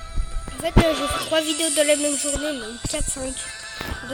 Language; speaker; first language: French; native; French